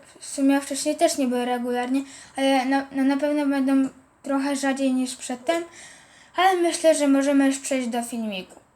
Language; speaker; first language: Polish; native; Polish